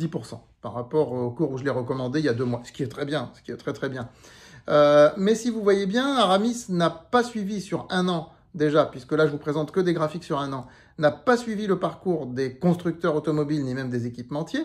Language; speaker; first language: French; native; French